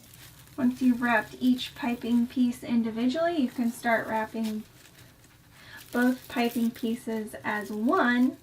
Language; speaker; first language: English; native; English